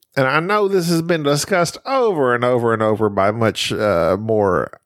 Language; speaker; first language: English; native; English